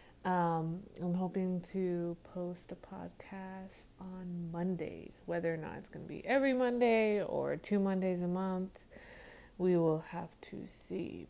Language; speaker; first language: English; native; English